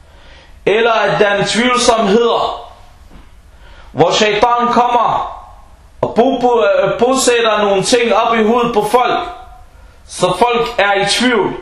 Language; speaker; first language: Danish; non-native, fluent; Arabic